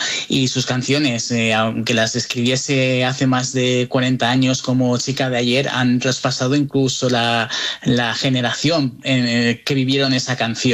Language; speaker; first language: Spanish; native; Spanish